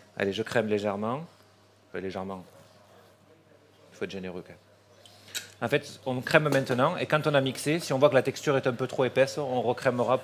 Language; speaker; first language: French; native; French